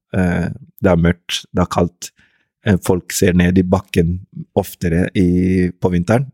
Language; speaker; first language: Norwegian; early bilingual, other home language; Rundi